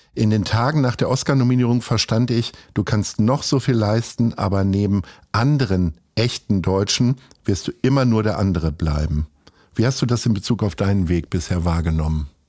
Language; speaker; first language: German; native; German